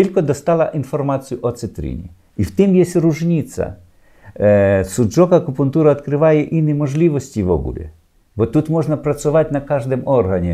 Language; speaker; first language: Polish; non-native, learner; Ukrainian